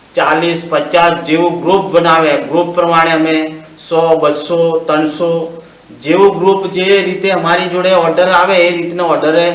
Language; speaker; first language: Gujarati; non-native, local second language; Rathawi